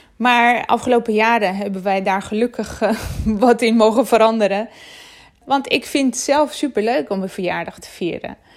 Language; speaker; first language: Dutch; non-native, fluent; Armenian